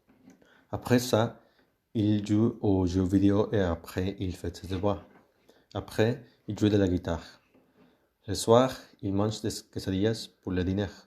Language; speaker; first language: French; non-native, learner; Spanish